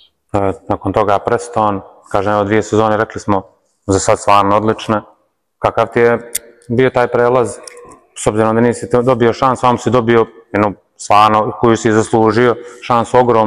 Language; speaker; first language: Bosnian; native; Bosnian